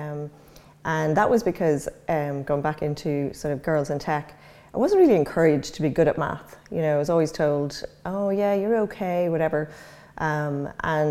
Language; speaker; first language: English; native; English